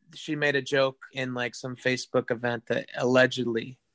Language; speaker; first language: English; native; English